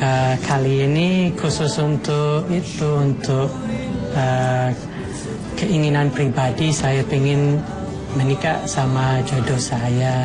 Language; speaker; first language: Indonesian; non-native, fluent; English